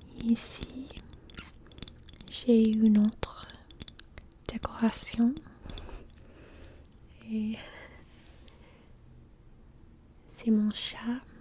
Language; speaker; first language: French; non-native, learner; English